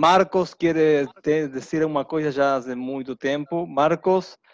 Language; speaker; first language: Portuguese; non-native, fluent; Spanish